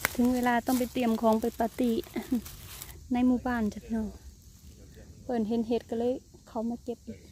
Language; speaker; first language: Thai; non-native, local second language; Northeastern Thai